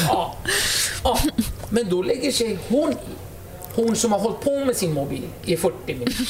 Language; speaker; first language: Swedish; early bilingual, other home language; Kurdish